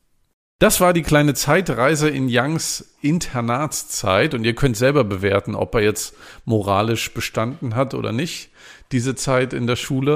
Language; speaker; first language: German; native; German